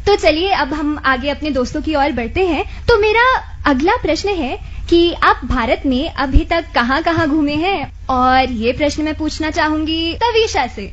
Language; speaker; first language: Hindi; native; Hindi